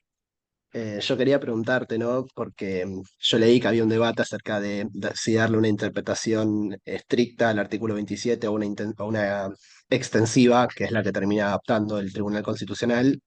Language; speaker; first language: Spanish; native; Spanish